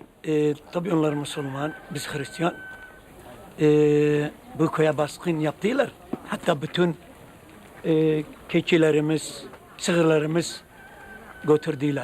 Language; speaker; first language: Turkish; non-native, local second language; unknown